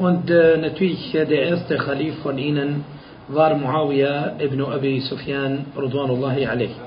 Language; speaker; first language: German; non-native, fluent; Arabic